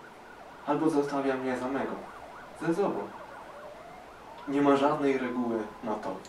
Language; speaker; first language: Polish; non-native, fluent; Spanish